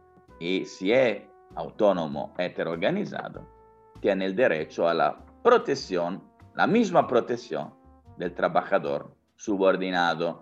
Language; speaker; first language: Spanish; non-native, fluent; Italian